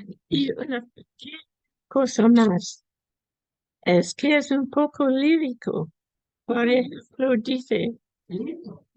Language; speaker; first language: Spanish; non-native, fluent; English